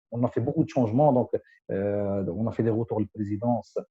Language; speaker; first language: French; non-native, local second language; Arabic